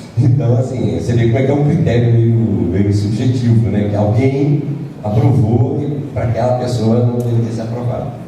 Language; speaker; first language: Portuguese; native; Portuguese